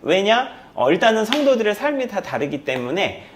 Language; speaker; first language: Korean; native; Korean